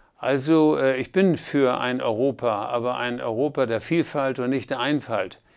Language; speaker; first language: German; native; German